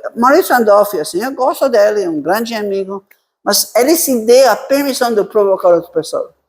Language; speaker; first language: Portuguese; non-native, fluent; Italian